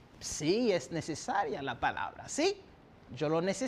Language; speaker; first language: Spanish; non-native, fluent; French